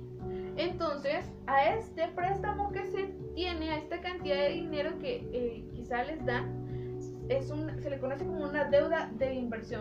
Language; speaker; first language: Spanish; native; Spanish